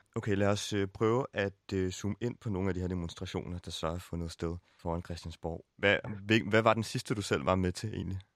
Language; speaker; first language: Danish; native; Danish